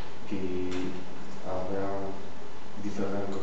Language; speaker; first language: French; non-native, learner; Spanish